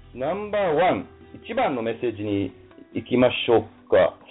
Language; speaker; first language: Japanese; non-native, fluent; English